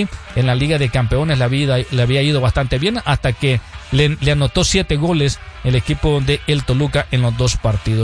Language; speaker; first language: Spanish; native; Spanish